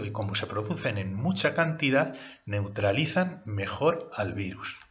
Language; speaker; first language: Spanish; native; Spanish